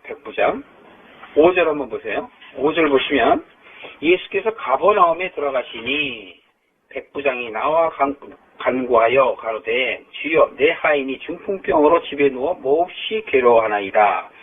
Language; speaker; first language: Korean; native; Korean